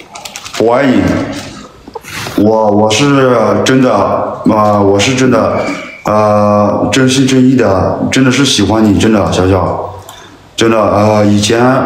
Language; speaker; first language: Chinese; non-native, local second language; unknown